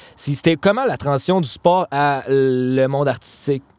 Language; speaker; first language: French; native; French